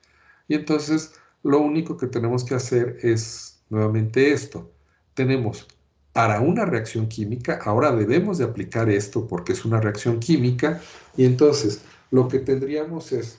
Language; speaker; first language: Spanish; native; Spanish